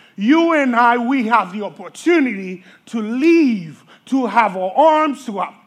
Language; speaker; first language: English; early bilingual, other home language; Haitian Creole